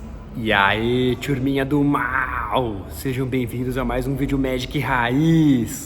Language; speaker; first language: Portuguese; native; Portuguese